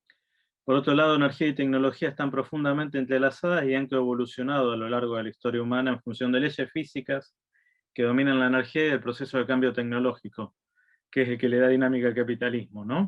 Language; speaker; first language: Spanish; native; Spanish